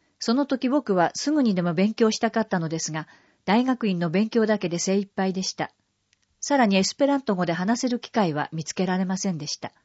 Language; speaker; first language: Japanese; non-native, fluent; English